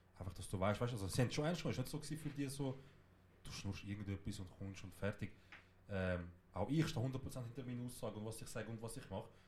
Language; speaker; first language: German; early bilingual, other home language; Kurdish